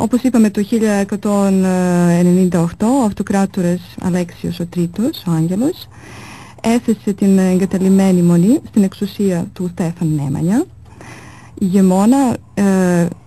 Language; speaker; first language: Greek; non-native, fluent; Serbian